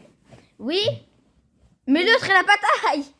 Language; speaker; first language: French; native; French